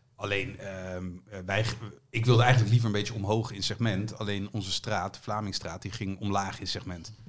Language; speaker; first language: Dutch; native; Dutch